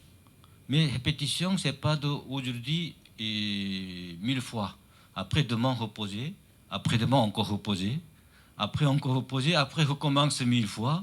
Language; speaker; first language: French; non-native, learner; Chinese